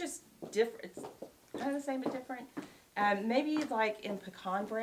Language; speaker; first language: English; native; English